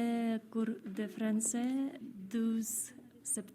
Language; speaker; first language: French; non-native, learner; Ukrainian